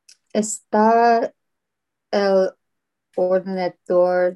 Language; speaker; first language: Spanish; non-native, learner; English